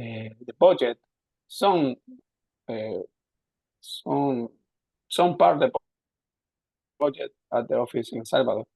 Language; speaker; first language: English; non-native, learner; Spanish